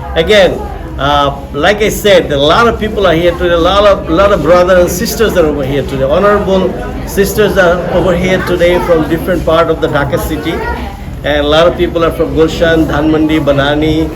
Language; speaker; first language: English; non-native, local second language; Bangla